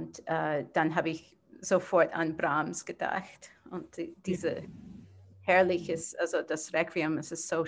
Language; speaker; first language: German; non-native, fluent; English